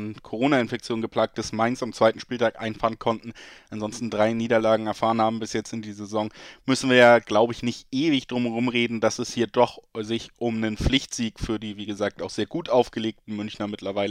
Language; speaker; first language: German; native; German